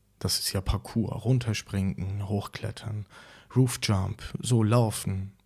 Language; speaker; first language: German; non-native, fluent; Persian